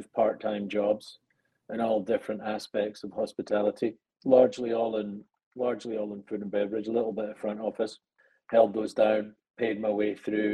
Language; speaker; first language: English; native; English